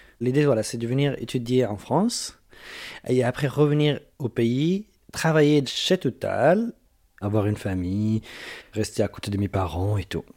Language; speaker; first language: French; non-native, fluent; Arabic